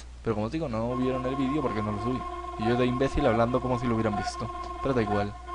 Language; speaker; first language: Spanish; native; Spanish